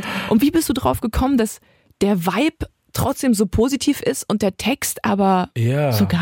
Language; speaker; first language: German; native; German